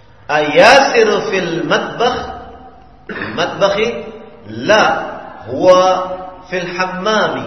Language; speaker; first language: Arabic; non-native, fluent; Indonesian